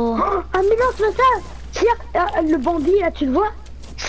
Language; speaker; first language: French; native; French